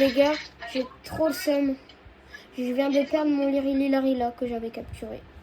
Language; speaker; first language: French; native; French